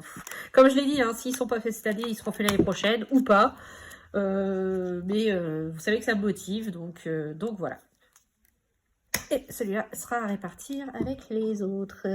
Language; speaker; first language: French; native; French